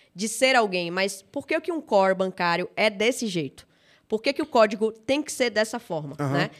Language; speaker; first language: Portuguese; native; Portuguese